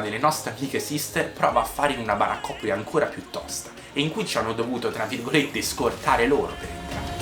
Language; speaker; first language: Italian; native; Italian